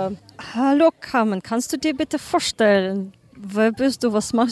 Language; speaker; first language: German; non-native, learner; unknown